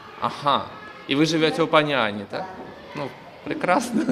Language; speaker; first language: Russian; native; Russian